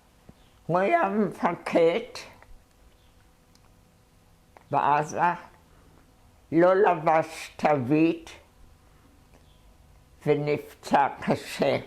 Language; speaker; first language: Hebrew; non-native, fluent; German